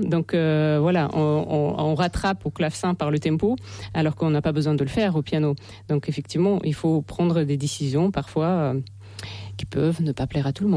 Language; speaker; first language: French; non-native, fluent; Russian